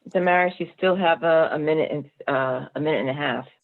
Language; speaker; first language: English; native; English